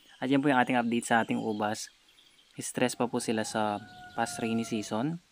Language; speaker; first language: Filipino; native; Filipino